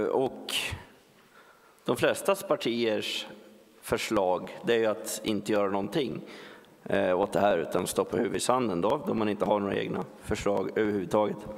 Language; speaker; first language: Swedish; native; Swedish